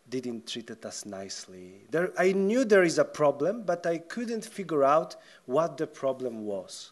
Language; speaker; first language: English; non-native, fluent; Polish